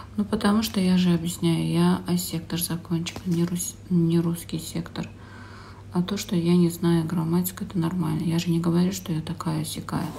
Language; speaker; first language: Russian; non-native, local second language; Azerbaijani